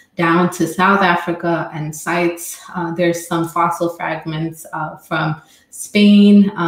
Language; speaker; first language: English; non-native, fluent; Amharic